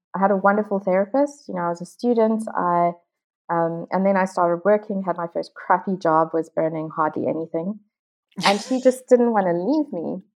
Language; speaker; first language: English; native; English